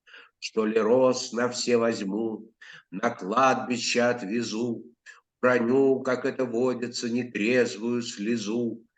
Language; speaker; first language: Russian; native; Russian